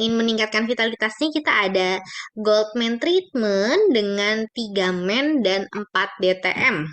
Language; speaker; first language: Indonesian; native; Indonesian